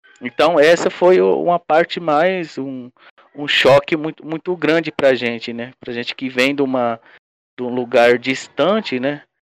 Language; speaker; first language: Portuguese; non-native, local second language; Guarani